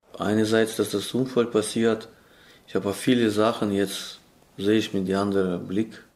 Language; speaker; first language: German; non-native, learner; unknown